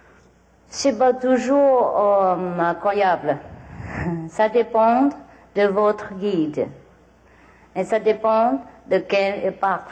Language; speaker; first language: French; non-native, learner; Vietnamese